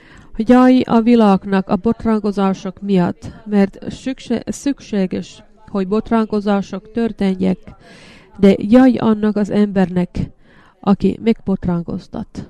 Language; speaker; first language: Hungarian; non-native, learner; Finnish